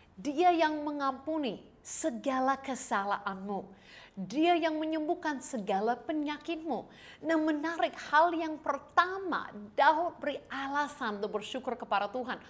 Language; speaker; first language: Indonesian; non-native, fluent; English